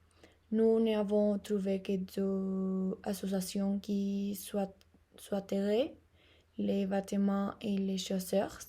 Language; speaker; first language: French; non-native, learner; Spanish